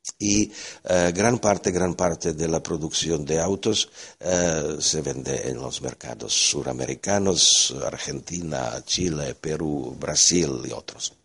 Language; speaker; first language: Spanish; non-native, fluent; Slovak